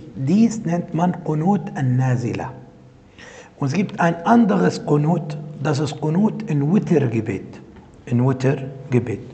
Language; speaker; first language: German; non-native, fluent; Arabic